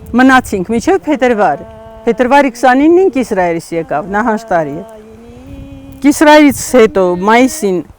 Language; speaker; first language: Armenian; native; Armenian